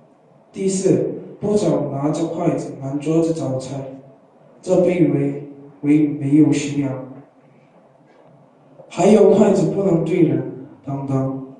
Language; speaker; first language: Chinese; non-native, learner; Korean